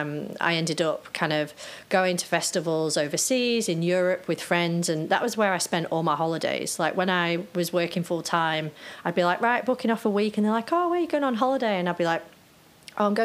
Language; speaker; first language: English; native; English